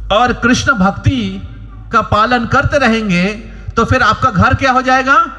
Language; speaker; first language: Hindi; non-native, local second language; Bangla